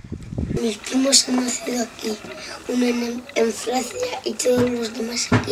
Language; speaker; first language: Spanish; early bilingual, other home language; Romanian